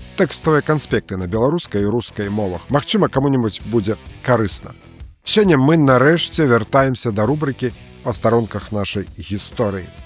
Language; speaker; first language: Belarusian; native; Belarusian